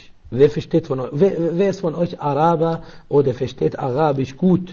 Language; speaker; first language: German; non-native, learner; Arabic